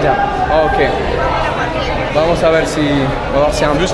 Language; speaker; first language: Spanish; non-native, learner; French